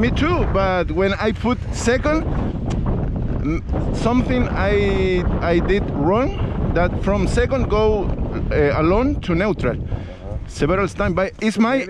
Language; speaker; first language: English; non-native, learner; Spanish